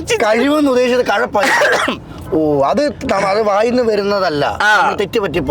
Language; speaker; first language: Malayalam; native; Malayalam